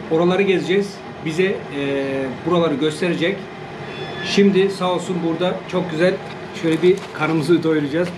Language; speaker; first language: Turkish; native; Turkish